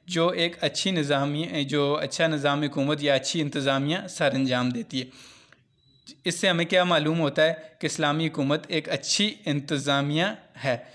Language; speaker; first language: Urdu; non-native, local second language; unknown